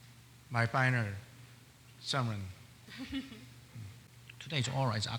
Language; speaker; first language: English; non-native, learner; Korean